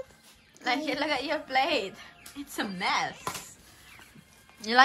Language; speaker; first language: English; non-native, local second language; Filipino